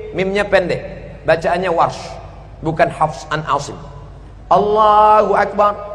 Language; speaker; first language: Indonesian; native; Indonesian